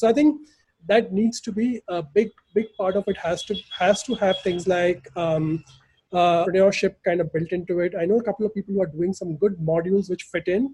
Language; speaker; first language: English; non-native, local second language; Gujarati